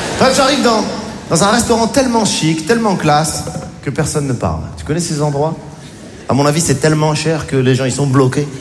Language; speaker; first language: French; native; French